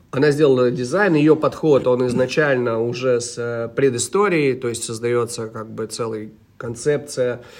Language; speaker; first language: Russian; early bilingual, heritage; Russian